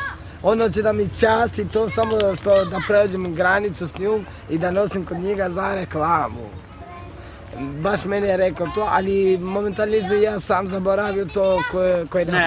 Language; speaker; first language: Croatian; non-native, local second language; Romany